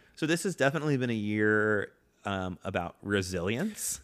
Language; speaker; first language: English; native; English